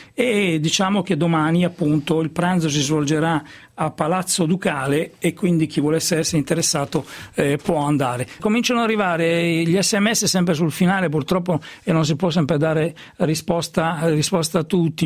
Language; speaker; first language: Italian; native; Italian